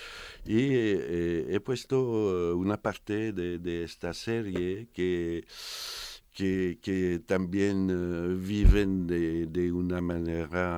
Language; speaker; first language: Spanish; non-native, fluent; French